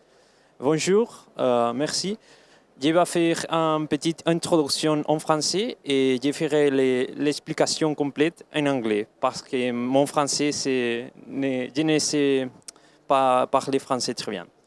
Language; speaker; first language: French; non-native, learner; Spanish